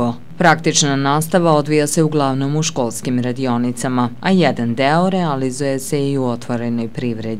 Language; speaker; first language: Serbian; native; Serbian